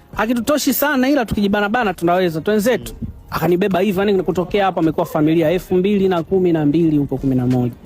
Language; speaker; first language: Swahili; native; Swahili